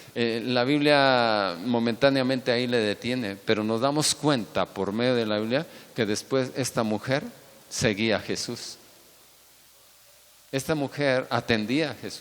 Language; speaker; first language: Spanish; native; Spanish